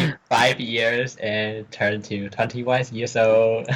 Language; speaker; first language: English; non-native, learner; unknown